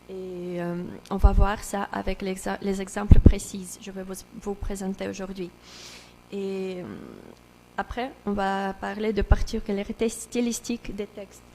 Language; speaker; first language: French; non-native, learner; Russian